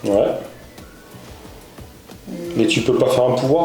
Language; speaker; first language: French; native; French